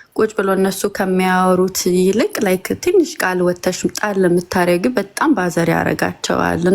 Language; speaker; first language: Amharic; non-native, local second language; Wolaytta